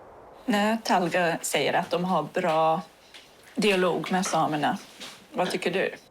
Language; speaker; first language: Swedish; non-native, learner; English